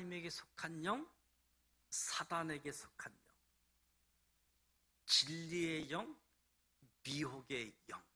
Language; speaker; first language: Korean; native; Korean